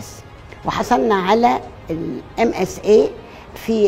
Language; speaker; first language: Arabic; native; Arabic